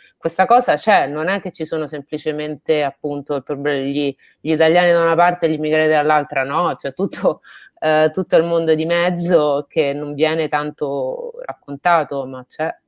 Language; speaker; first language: Italian; native; Italian